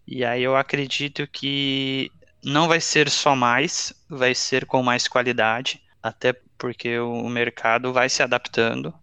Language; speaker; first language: Portuguese; native; Portuguese